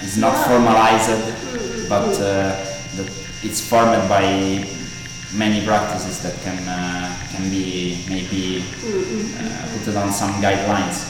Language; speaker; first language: English; non-native, fluent; Italian